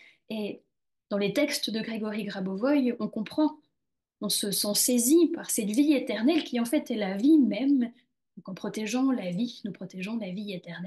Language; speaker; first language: French; native; French